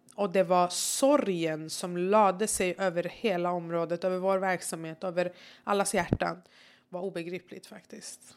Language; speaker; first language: Swedish; early bilingual, other home language; Persian